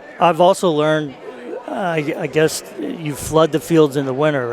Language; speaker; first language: English; native; English